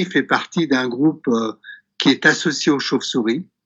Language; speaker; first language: French; native; French